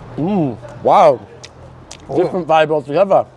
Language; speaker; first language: English; native; English